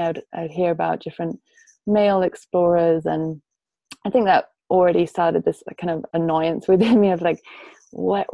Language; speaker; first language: English; native; English